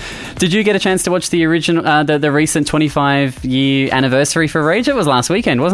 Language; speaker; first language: English; native; English